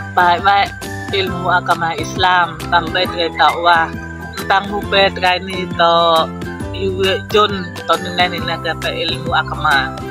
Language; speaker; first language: Indonesian; non-native, fluent; Western Cham